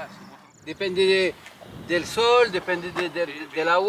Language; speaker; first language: Spanish; non-native, learner; French